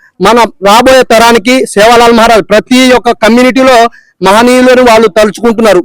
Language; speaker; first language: Telugu; non-native, local second language; Lambadi